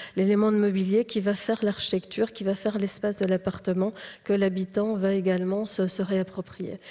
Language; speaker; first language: French; native; French